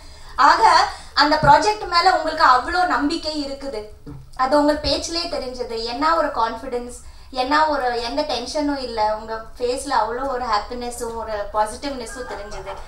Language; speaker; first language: Tamil; non-native, local second language; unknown